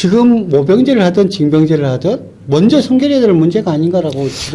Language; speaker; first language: Korean; native; Korean